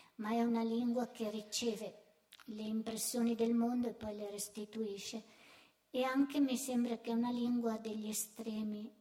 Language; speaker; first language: Italian; native; Italian